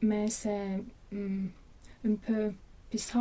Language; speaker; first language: French; non-native, learner; Latvian